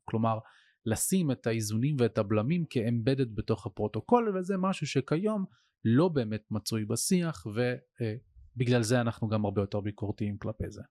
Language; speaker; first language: Hebrew; native; Hebrew